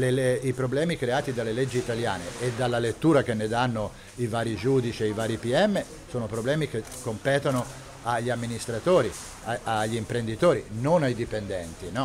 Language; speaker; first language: Italian; native; Italian